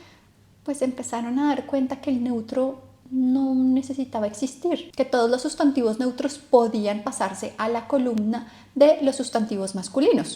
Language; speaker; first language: Spanish; native; Spanish